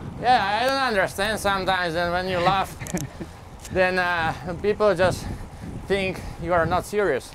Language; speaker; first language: English; non-native, fluent; Slovak